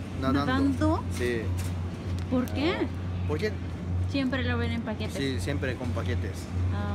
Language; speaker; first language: Spanish; non-native, learner; Japanese